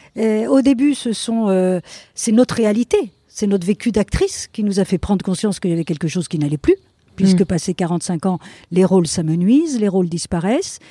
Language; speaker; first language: French; non-native, fluent; Spanish